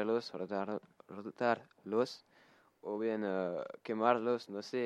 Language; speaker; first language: Spanish; non-native, learner; French